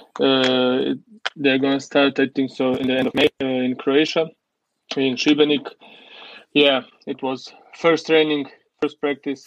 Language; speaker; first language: English; non-native, learner; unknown